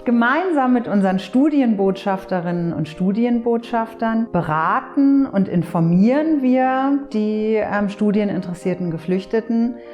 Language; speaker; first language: German; native; German